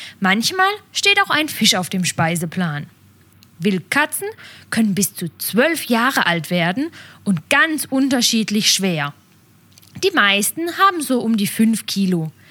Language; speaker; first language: German; native; German